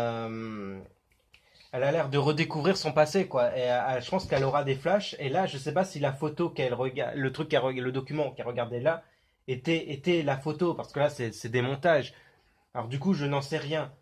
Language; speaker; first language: French; native; French